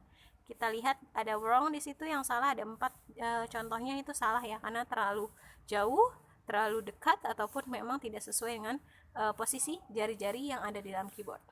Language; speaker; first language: Indonesian; native; Indonesian